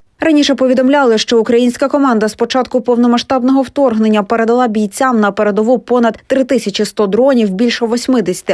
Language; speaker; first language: Ukrainian; native; Ukrainian